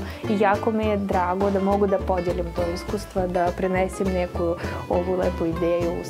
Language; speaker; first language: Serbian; non-native, fluent; Russian